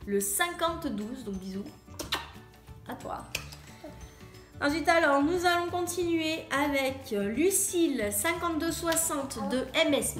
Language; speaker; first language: French; native; French